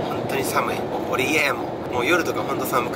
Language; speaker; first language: Japanese; native; Japanese